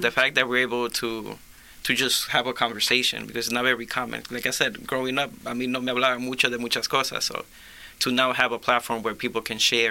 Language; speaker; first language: English; early bilingual, other home language; Spanish